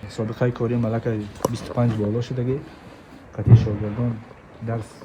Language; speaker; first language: Tajik; non-native, local second language; Shughni